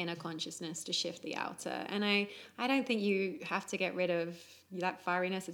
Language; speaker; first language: English; native; English